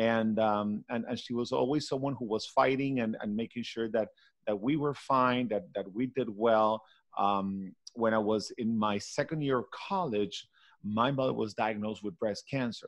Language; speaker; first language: English; non-native, fluent; Spanish